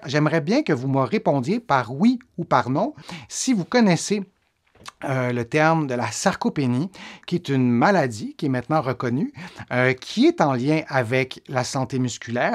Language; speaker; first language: French; native; French